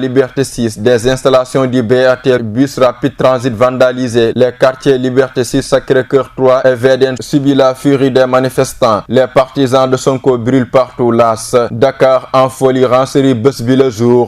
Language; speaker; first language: French; non-native, local second language; Wolof